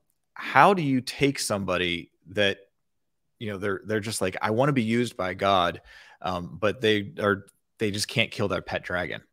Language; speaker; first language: English; native; English